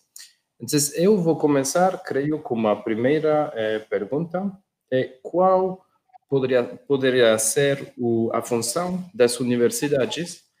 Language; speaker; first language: Portuguese; non-native, learner; Spanish